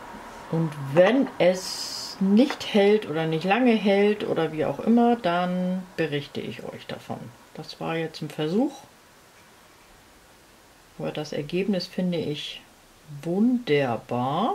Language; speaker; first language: German; native; German